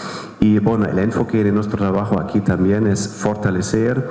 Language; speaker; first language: Spanish; non-native, fluent; German